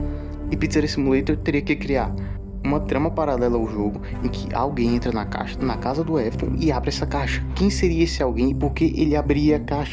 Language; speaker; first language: Portuguese; native; Portuguese